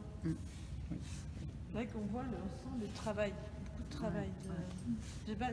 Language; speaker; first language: French; native; French